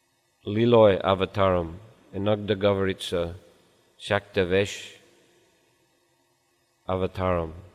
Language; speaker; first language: Russian; non-native, fluent; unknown